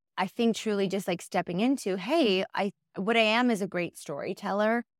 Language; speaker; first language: English; native; English